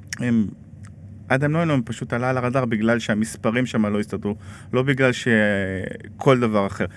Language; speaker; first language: Hebrew; native; Hebrew